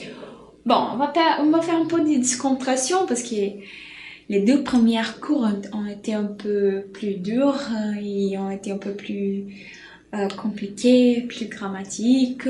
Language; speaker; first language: French; non-native, fluent; Portuguese